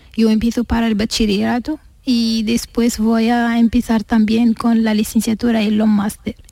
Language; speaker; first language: Spanish; non-native, learner; Arabic